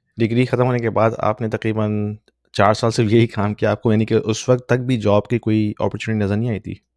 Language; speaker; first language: Urdu; native; Urdu